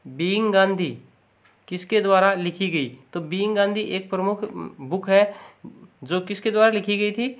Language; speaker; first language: Hindi; native; Hindi